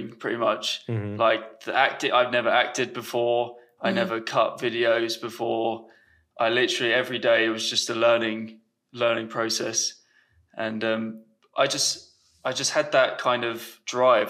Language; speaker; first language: English; native; English